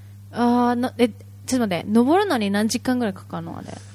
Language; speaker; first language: Japanese; native; Japanese